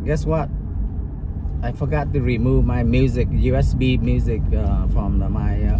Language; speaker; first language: English; non-native, fluent; Vietnamese